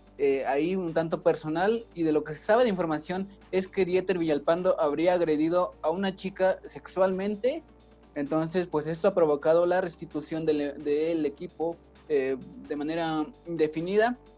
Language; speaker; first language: Spanish; native; Spanish